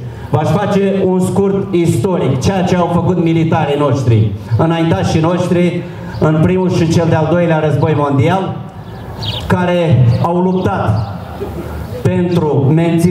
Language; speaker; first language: Romanian; native; Romanian